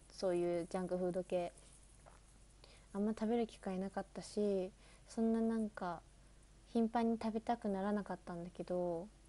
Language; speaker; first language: Japanese; native; Japanese